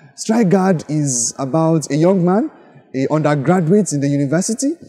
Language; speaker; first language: English; non-native, local second language; Yoruba